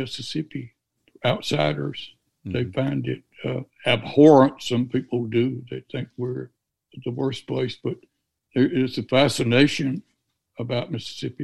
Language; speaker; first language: English; native; English